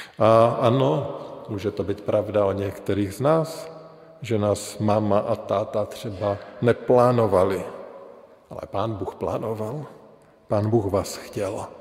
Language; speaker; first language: Czech; native; Czech